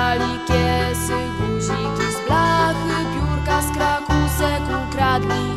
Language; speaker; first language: Polish; native; Polish